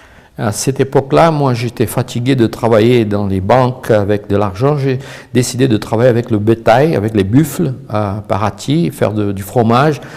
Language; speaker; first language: French; non-native, fluent; Portuguese